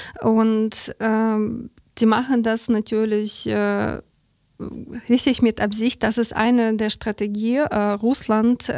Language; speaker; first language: German; non-native, learner; Ukrainian